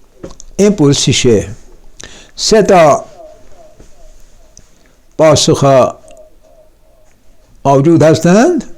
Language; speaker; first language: Persian; non-native, fluent; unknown